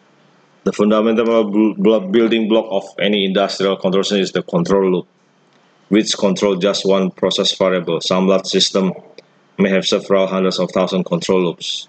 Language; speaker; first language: English; non-native, fluent; Indonesian